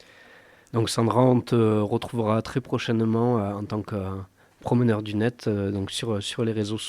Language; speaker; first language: French; native; French